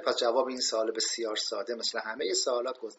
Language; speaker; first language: Persian; native; Persian